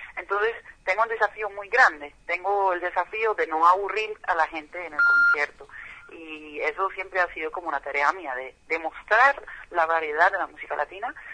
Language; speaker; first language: Spanish; non-native, fluent; Dutch